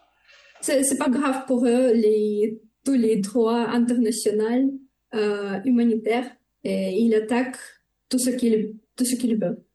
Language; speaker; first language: French; non-native, fluent; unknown